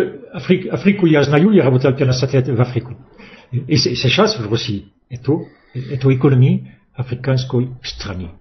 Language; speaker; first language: Russian; non-native, fluent; French